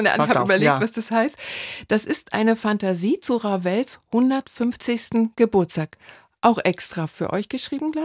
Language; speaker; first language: German; native; German